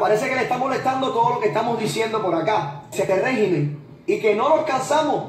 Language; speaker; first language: Spanish; native; Spanish